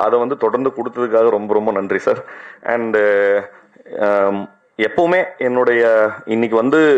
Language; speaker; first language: Tamil; native; Tamil